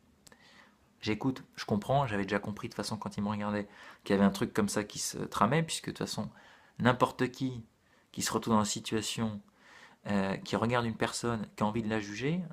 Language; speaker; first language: French; native; French